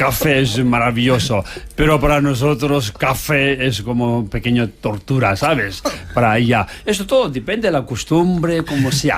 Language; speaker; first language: Spanish; non-native, learner; Tibetan